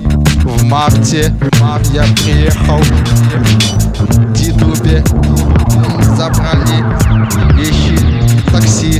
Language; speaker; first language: Russian; non-native, learner; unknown